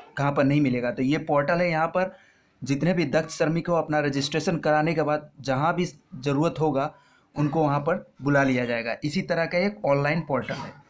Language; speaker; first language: Hindi; non-native, local second language; Bangla